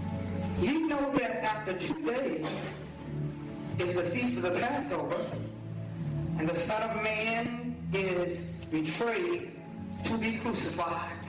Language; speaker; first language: English; native; English